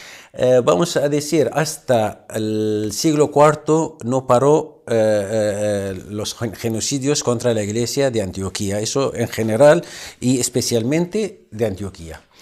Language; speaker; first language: Spanish; non-native, fluent; Arabic